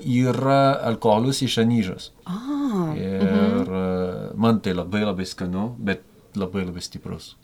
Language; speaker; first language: Lithuanian; non-native, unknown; French